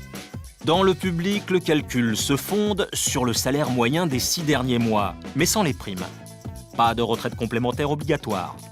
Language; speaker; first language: French; native; French